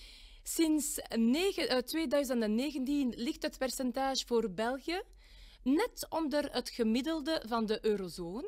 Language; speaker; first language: Dutch; non-native, local second language; French